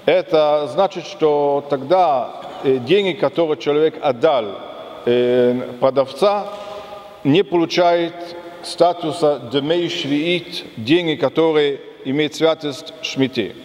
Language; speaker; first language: Russian; non-native, fluent; German